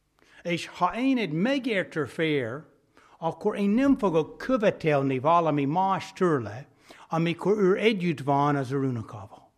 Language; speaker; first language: Hungarian; non-native, fluent; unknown